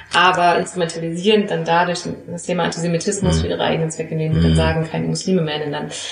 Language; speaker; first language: German; native; German